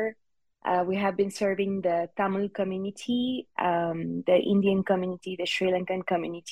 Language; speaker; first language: English; non-native, fluent; French